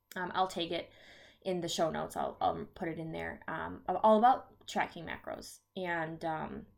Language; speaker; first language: English; native; English